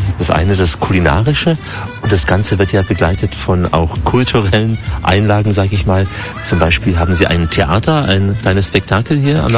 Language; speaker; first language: German; native; German